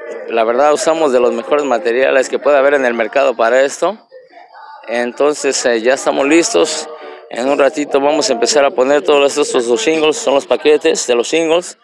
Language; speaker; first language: Spanish; native; Spanish